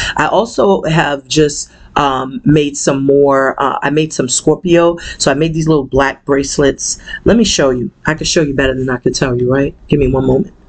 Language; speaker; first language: English; native; English